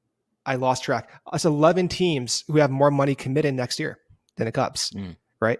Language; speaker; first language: English; native; English